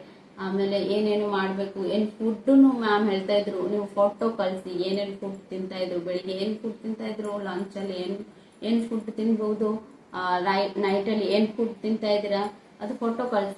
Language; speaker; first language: Kannada; non-native, local second language; Odia